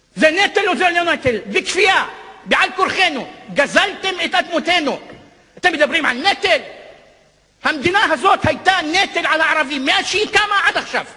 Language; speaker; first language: Hebrew; non-native, local second language; Arabic